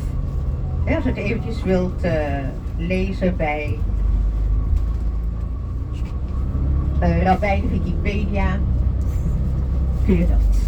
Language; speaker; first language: Dutch; non-native, fluent; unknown